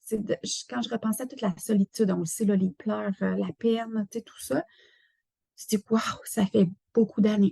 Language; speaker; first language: French; native; French